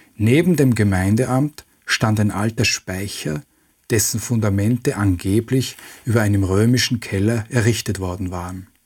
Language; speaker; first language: German; native; German